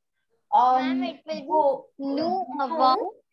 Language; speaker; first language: French; non-native, learner; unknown